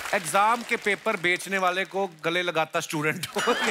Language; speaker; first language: Hindi; native; Hindi